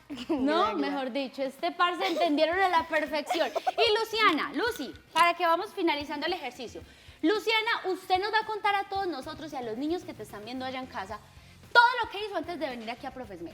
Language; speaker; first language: Spanish; native; Spanish